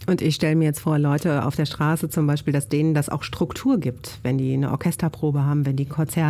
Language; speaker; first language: German; native; German